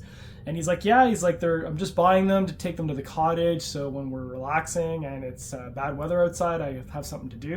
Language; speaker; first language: English; native; English